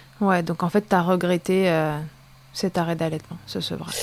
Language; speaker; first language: French; native; French